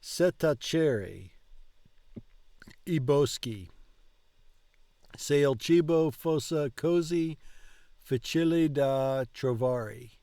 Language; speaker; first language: Italian; non-native, learner; English